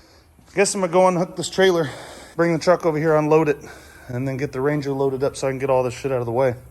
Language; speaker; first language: English; native; English